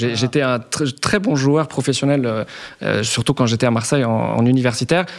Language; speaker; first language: French; non-native, local second language; Arabic